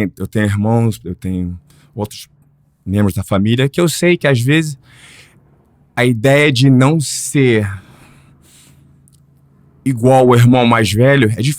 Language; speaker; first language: Portuguese; early bilingual, heritage; Portuguese